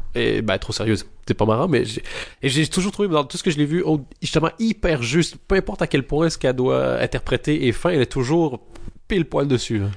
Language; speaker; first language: French; native; French